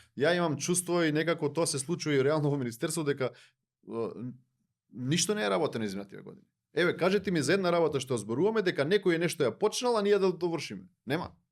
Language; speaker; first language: Macedonian; native; Macedonian